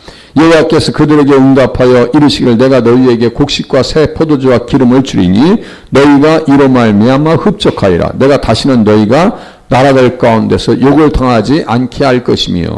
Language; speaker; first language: Korean; native; Korean